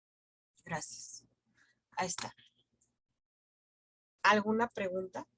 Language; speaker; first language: Spanish; native; Spanish